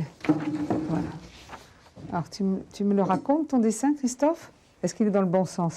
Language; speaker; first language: French; native; French